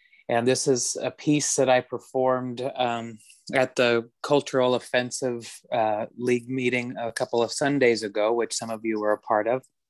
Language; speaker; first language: English; native; English